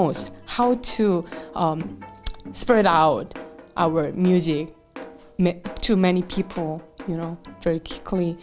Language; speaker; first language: English; non-native, learner; Korean